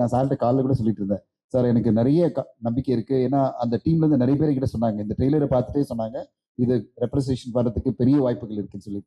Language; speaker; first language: Tamil; native; Tamil